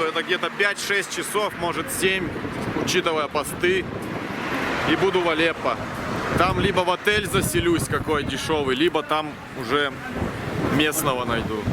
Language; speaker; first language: Russian; native; Russian